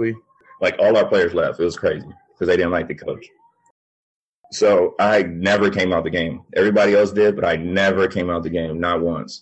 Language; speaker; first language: English; native; English